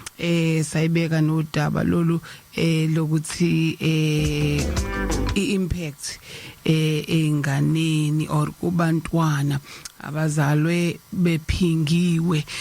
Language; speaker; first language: Zulu; native; Zulu